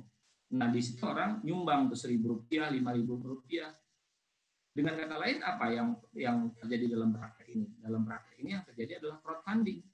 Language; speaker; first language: Indonesian; native; Indonesian